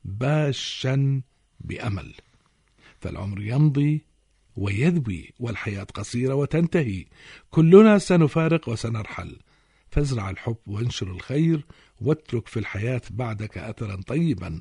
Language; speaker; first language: Arabic; native; Arabic